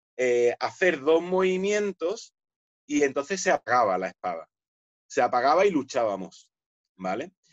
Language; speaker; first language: Spanish; native; Spanish